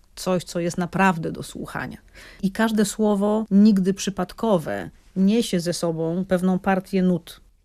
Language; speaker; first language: Polish; native; Polish